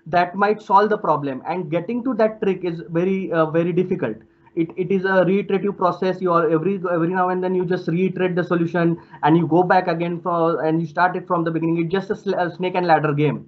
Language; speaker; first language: English; non-native, local second language; Marathi